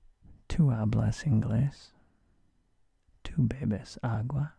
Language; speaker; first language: Spanish; non-native, learner; English